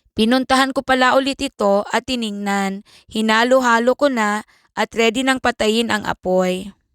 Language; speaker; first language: Filipino; native; Filipino